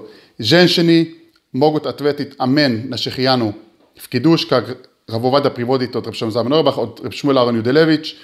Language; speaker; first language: Russian; early bilingual, heritage; Hebrew